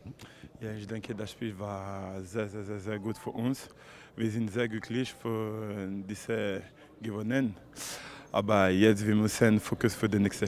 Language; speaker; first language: German; non-native, learner; French